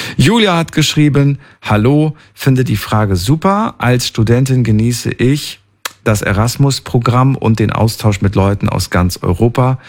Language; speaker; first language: German; native; German